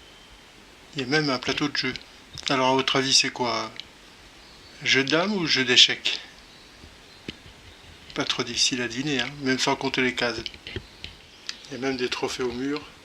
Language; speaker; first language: French; native; French